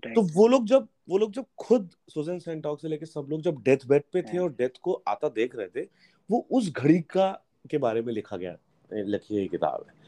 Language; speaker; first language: Hindi; native; Hindi